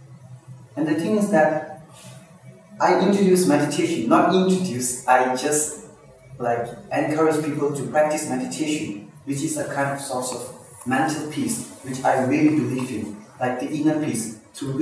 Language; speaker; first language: English; non-native, local second language; Tibetan